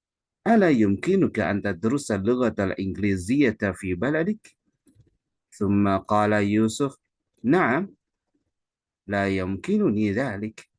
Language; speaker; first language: Arabic; non-native, fluent; Indonesian